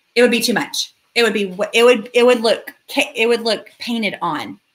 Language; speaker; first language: English; native; English